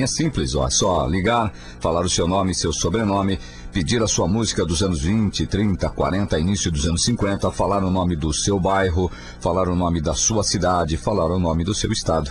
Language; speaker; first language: Portuguese; native; Portuguese